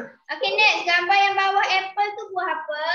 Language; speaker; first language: Malay; native; Malay